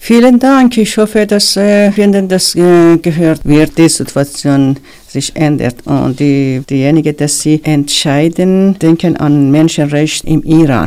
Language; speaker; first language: German; non-native, learner; Persian